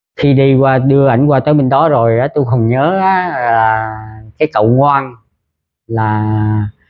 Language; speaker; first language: Vietnamese; early bilingual, heritage; Vietnamese